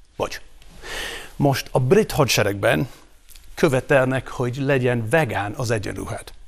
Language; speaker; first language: Hungarian; non-native, fluent; English